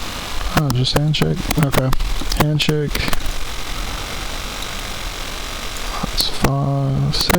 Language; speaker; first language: English; native; English